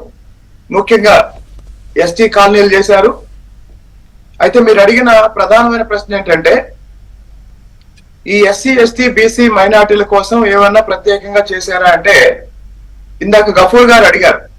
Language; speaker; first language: Telugu; native; Telugu